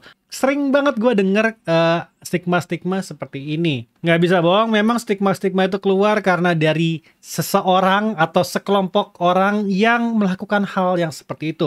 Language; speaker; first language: Indonesian; native; Indonesian